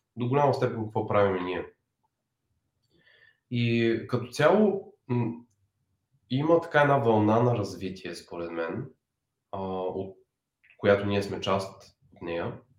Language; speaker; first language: Bulgarian; native; Bulgarian